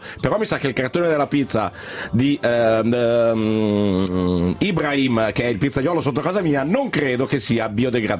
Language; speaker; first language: Italian; native; Italian